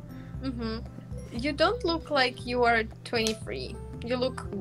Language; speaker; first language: English; non-native, learner; Russian